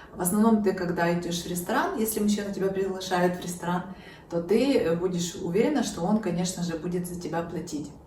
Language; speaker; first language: Russian; native; Russian